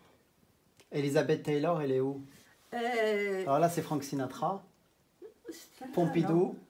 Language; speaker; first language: French; native; French